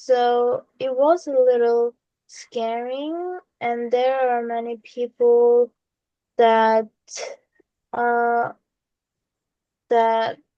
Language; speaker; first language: English; non-native, learner; Korean